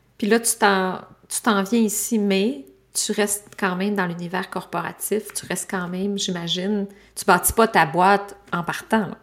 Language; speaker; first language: French; native; French